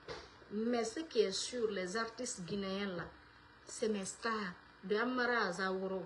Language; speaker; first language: French; non-native, local second language; Fula